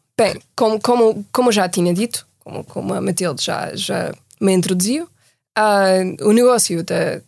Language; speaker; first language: Portuguese; non-native, fluent; English